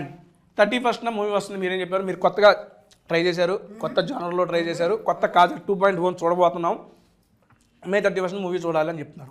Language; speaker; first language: Telugu; native; Telugu